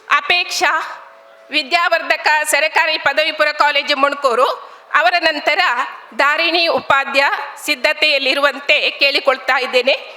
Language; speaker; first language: Kannada; native; Kannada